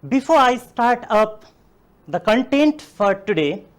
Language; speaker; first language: English; non-native, local second language; Nepali